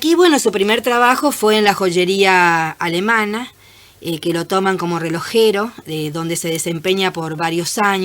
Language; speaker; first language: Spanish; native; Spanish